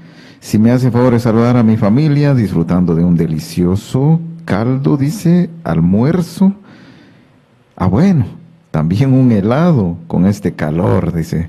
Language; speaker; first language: Spanish; native; Spanish